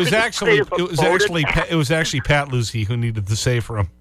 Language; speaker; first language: English; native; English